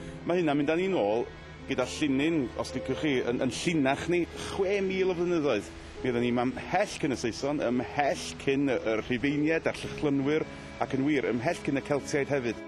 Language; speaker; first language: Welsh; native; Welsh